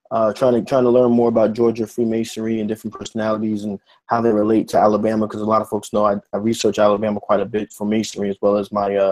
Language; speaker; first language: English; native; English